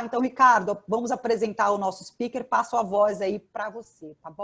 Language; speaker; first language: Portuguese; native; Portuguese